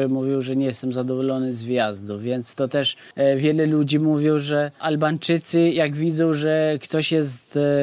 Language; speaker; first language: Polish; non-native, fluent; Albanian